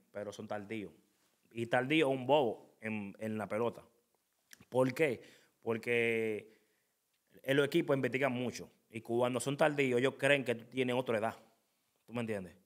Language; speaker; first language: Spanish; native; Spanish